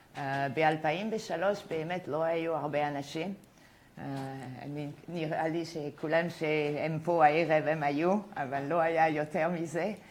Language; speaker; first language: Hebrew; non-native, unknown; French